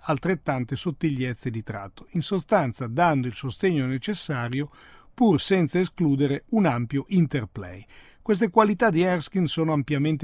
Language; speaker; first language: Italian; native; Italian